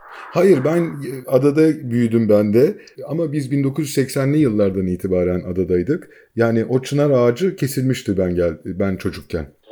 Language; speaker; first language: Turkish; native; Turkish